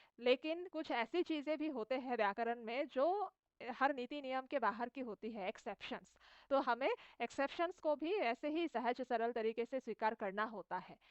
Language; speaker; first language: Hindi; non-native, local second language; Assamese